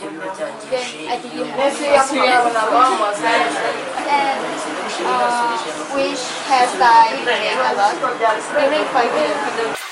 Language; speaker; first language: English; non-native, learner; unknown